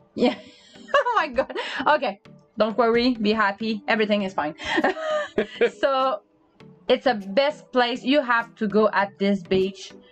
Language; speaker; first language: English; non-native, learner; French